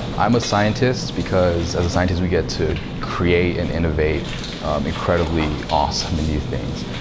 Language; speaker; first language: English; native; English